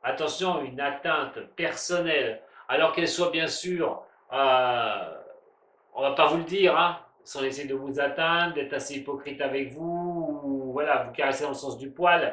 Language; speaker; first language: French; native; French